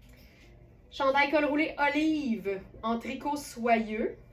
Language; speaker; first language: French; native; French